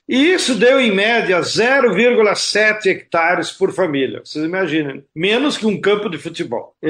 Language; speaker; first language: Portuguese; native; Portuguese